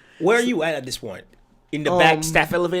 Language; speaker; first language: English; native; English